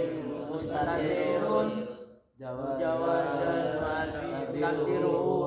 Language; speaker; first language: Arabic; non-native, learner; Indonesian